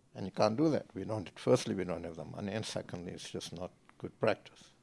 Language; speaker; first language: English; native; English